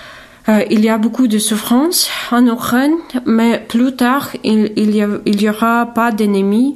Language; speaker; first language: French; non-native, fluent; Ukrainian